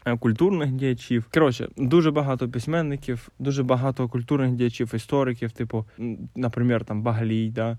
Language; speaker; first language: Ukrainian; non-native, local second language; Russian